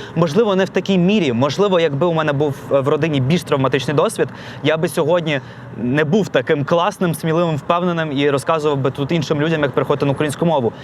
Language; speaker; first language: Ukrainian; non-native, local second language; Russian